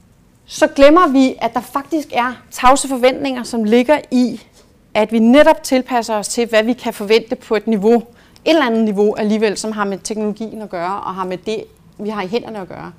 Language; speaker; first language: Danish; native; Danish